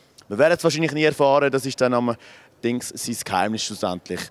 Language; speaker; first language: German; native; German